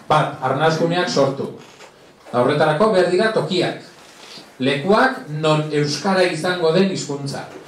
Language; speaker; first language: Basque; non-native, local second language; Spanish